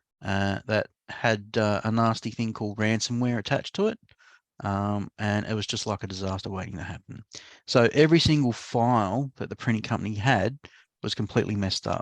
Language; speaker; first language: English; native; English